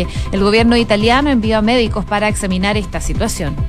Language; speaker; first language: Spanish; native; Spanish